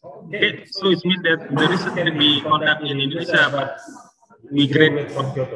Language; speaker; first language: English; non-native, fluent; Indonesian